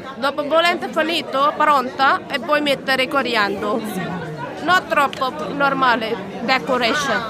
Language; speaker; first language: Italian; non-native, learner; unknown